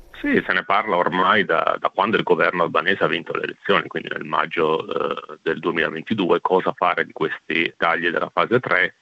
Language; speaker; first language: Italian; native; Italian